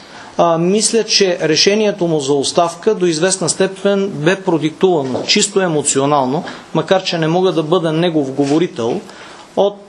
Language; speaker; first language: Bulgarian; native; Bulgarian